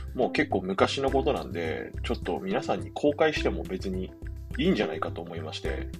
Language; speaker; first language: Japanese; early bilingual, other home language; Chinese